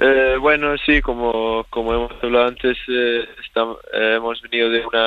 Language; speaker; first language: Spanish; early bilingual, other home language; Swedish